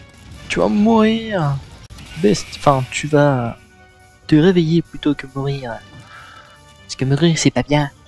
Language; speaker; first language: French; native; French